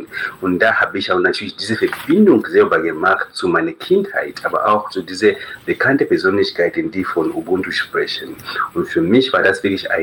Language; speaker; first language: German; non-native, fluent; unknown